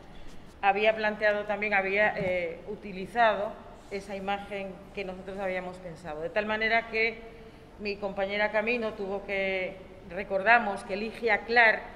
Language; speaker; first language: Spanish; native; Spanish